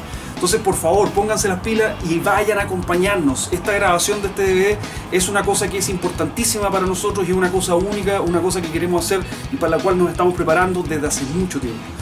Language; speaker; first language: Spanish; native; Spanish